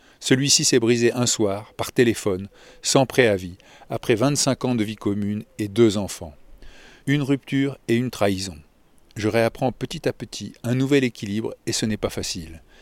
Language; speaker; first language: French; native; French